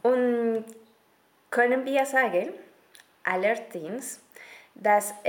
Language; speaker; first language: German; non-native, learner; Spanish